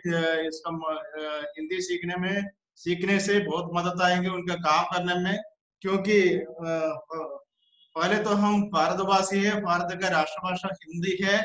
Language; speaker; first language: Hindi; non-native, local second language; Malayalam